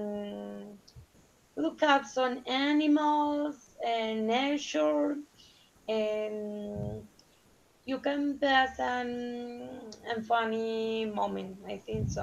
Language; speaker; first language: English; non-native, learner; Spanish